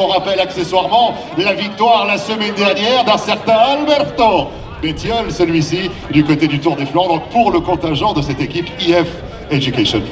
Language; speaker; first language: French; native; French